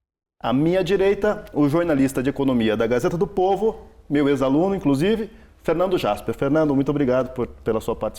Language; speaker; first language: Portuguese; native; Portuguese